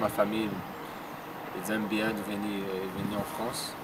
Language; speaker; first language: French; non-native, learner; Portuguese